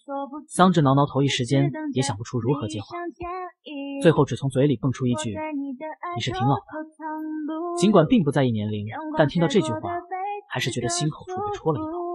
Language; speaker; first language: Chinese; native; Chinese